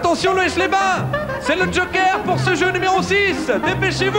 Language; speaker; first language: French; native; French